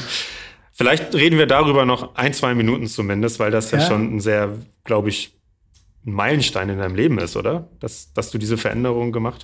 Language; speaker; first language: German; native; German